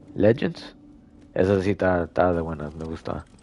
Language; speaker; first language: Spanish; early bilingual, heritage; Spanish